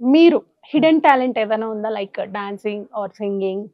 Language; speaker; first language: Telugu; native; Telugu